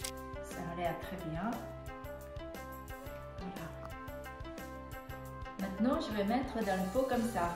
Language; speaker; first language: French; non-native, fluent; Japanese